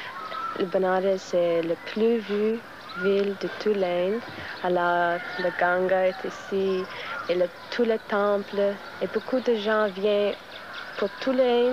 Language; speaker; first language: French; non-native, learner; English